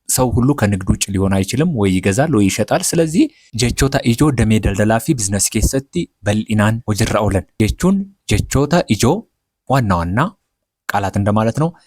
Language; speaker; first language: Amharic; non-native, local second language; Oromo